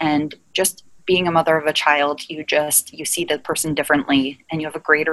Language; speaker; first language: English; native; English